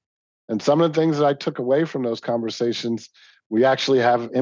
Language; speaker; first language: English; native; English